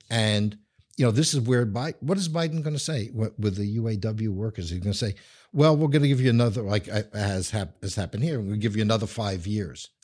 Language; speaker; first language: English; native; English